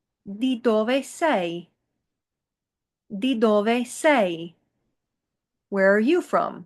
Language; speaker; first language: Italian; non-native, fluent; English